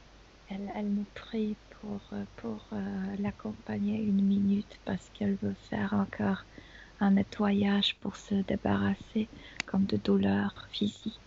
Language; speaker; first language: French; non-native, fluent; Spanish